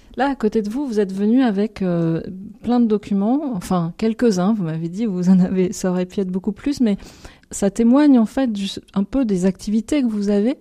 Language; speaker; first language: French; native; French